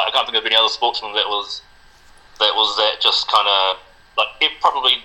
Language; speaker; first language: English; non-native, local second language; Spanish